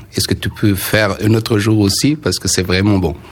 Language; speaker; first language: French; non-native, learner; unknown